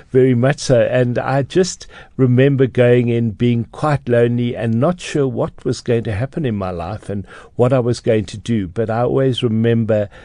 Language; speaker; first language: English; native; English